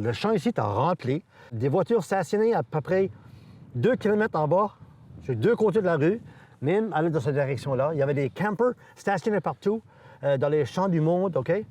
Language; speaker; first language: French; native; French